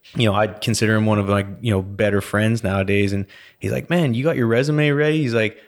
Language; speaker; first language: English; native; English